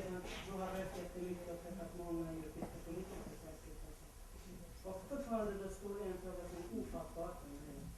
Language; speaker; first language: Swedish; non-native, learner; Kurdish